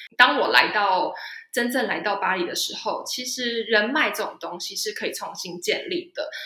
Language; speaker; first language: Chinese; native; Chinese